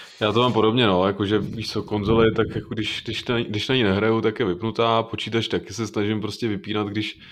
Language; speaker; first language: Czech; native; Czech